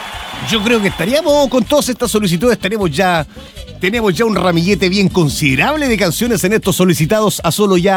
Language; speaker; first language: Spanish; native; Spanish